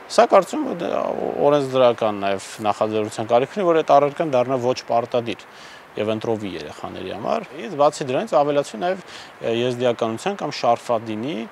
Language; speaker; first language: Armenian; non-native, local second language; Kurdish